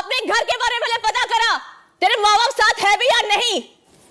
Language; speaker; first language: Hindi; native; Hindi